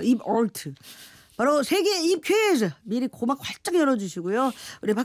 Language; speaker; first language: Korean; native; Korean